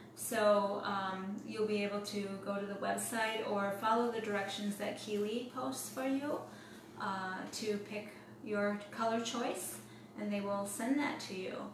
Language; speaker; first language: English; native; English